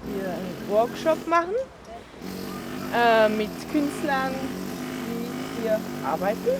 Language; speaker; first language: German; non-native, local second language; French